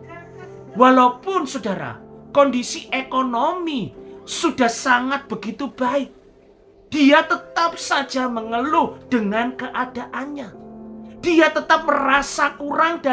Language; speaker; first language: Indonesian; native; Indonesian